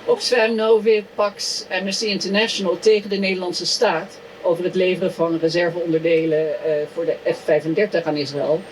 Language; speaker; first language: Dutch; native; Dutch